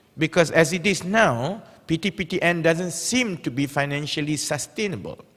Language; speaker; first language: English; non-native, local second language; Malay